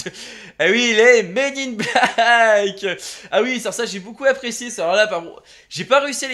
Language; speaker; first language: French; native; French